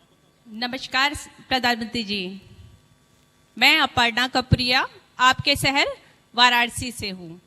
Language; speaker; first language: Hindi; native; Hindi